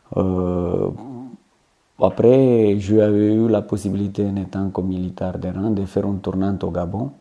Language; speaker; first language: French; non-native, fluent; Romanian